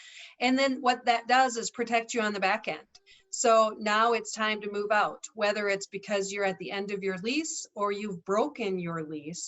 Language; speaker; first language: English; native; English